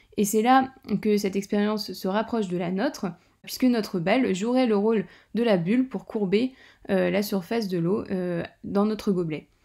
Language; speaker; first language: French; native; French